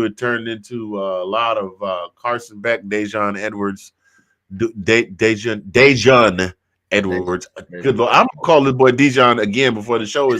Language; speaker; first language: English; native; English